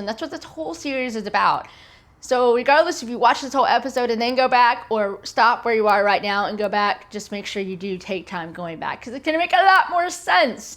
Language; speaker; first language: English; native; English